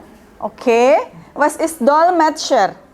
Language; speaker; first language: German; non-native, learner; Indonesian